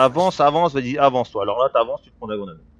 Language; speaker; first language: French; native; French